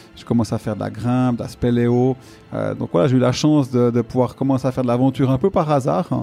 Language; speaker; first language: French; native; French